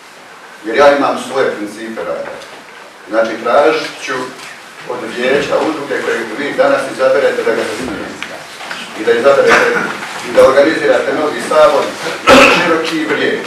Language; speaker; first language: Croatian; native; Croatian